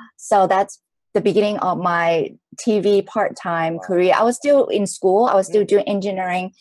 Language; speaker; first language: English; non-native, local second language; Cantonese